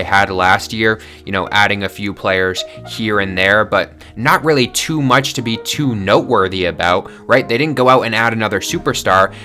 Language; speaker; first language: English; native; English